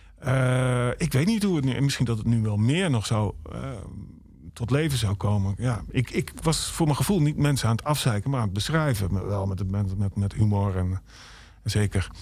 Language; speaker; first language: Dutch; native; Dutch